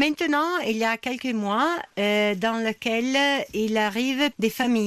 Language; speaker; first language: French; non-native, fluent; Italian